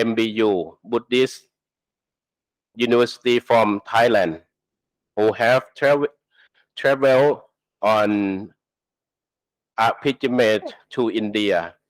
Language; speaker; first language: English; non-native, learner; Thai